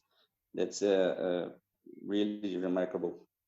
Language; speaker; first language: English; non-native, fluent; Portuguese